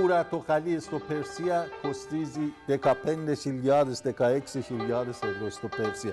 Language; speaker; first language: Greek; non-native, fluent; Persian